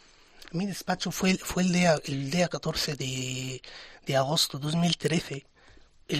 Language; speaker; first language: Spanish; non-native, fluent; Arabic